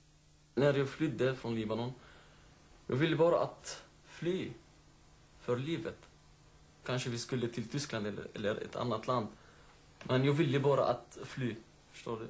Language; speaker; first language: Swedish; non-native, learner; Arabic